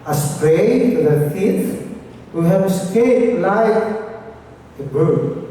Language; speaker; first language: English; non-native, local second language; Filipino